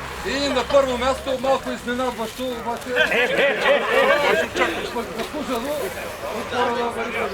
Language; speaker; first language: Bulgarian; native; Bulgarian